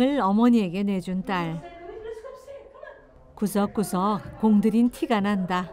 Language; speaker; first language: Korean; native; Korean